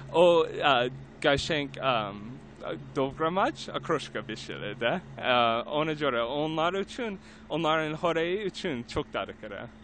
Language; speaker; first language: Turkish; non-native, learner; English